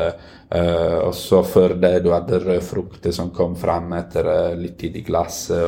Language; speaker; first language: Norwegian; non-native, fluent; Italian